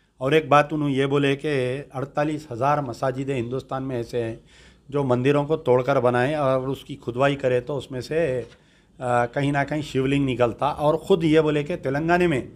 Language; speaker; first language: Hindi; native; Hindi